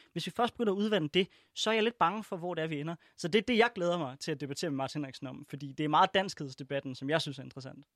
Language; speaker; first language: Danish; native; Danish